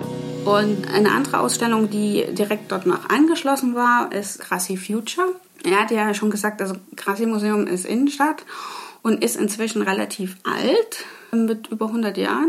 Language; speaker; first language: German; native; German